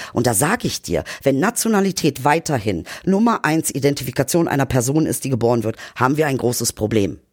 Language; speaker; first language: German; early bilingual, other home language; Turkish